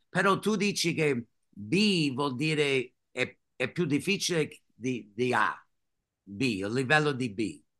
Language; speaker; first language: Italian; non-native, fluent; English